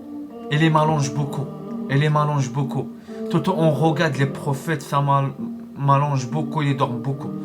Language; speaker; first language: French; non-native, learner; Arabic